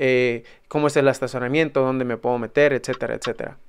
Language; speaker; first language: Spanish; native; Spanish